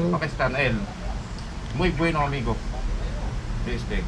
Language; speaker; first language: Spanish; non-native, learner; Filipino